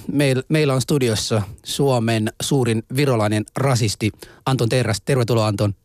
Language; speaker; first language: Finnish; early bilingual, other home language; Somali